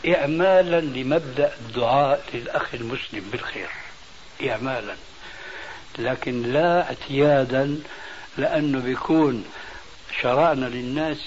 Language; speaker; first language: Arabic; early bilingual, other home language; Albanian